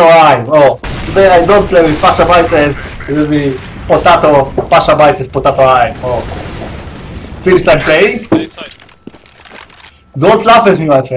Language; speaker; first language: English; non-native, learner; Polish